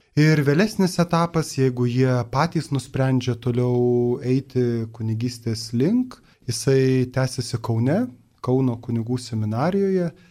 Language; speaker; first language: Lithuanian; native; Lithuanian